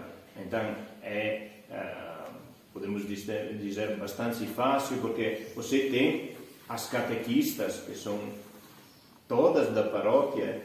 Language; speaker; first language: Portuguese; non-native, fluent; Italian